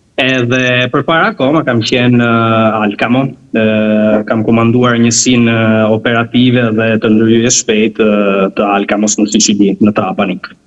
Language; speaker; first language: Albanian; early bilingual, heritage; Albanian